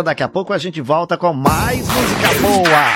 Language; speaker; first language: Portuguese; native; Portuguese